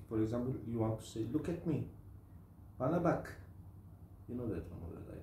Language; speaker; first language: English; non-native, fluent; Turkish